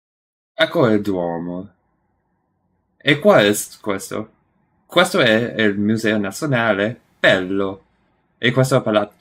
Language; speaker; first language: Italian; non-native, learner; English